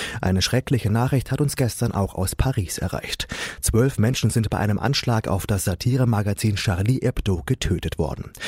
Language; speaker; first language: German; native; German